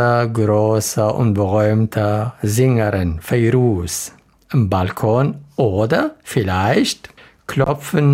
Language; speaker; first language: German; non-native, learner; Arabic